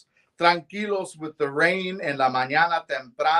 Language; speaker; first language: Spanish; early bilingual, heritage; English